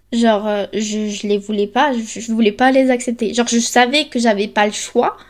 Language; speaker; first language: French; early bilingual, other home language; Spanish